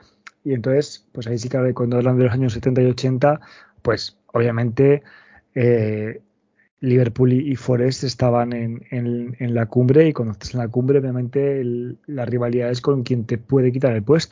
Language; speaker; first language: Spanish; native; Spanish